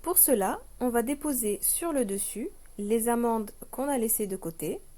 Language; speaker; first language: French; non-native, local second language; Arabic